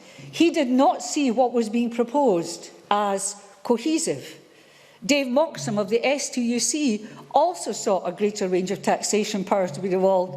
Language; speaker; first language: English; native; English